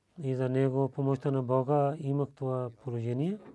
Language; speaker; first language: Bulgarian; non-native, learner; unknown